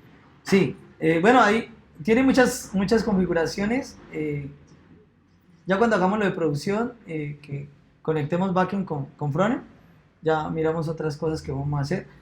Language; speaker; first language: Spanish; native; Spanish